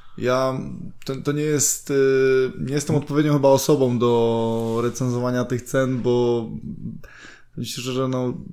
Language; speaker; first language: Polish; native; Polish